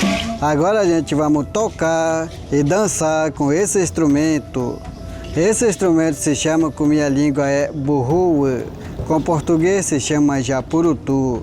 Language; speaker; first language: Portuguese; non-native, local second language; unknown